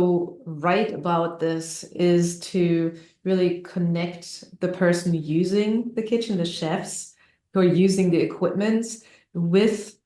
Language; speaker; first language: English; non-native, fluent; German